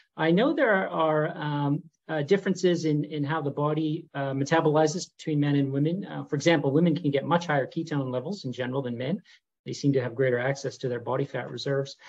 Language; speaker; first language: English; native; English